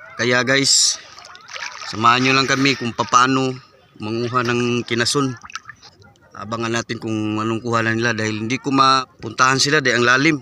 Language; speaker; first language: Filipino; native; Filipino